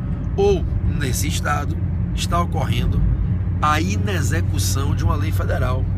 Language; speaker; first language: Portuguese; native; Portuguese